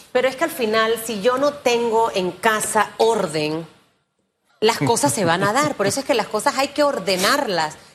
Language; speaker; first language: Spanish; native; Spanish